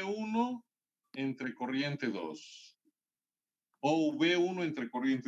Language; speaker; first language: Spanish; native; Spanish